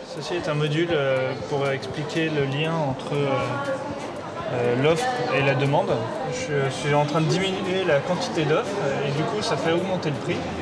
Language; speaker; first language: French; native; French